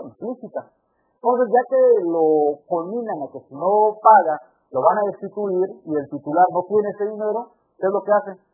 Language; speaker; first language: Spanish; native; Spanish